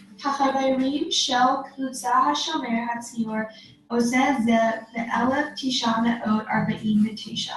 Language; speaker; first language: Hebrew; non-native, learner; English